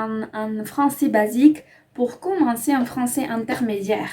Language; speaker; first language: French; non-native, fluent; Spanish